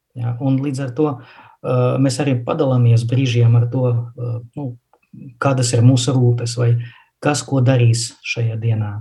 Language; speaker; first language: Latvian; non-native, local second language; Russian